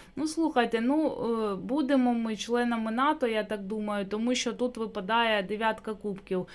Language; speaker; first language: Ukrainian; non-native, local second language; Russian